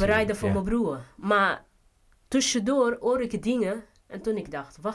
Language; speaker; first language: Dutch; non-native, fluent; Portuguese